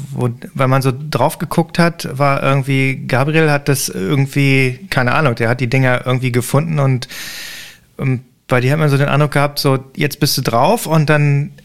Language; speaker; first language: German; native; German